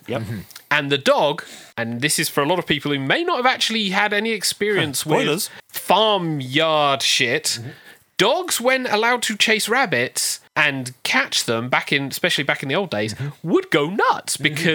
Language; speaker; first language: English; native; English